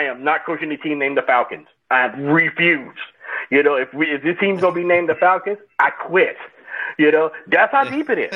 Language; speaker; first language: English; native; English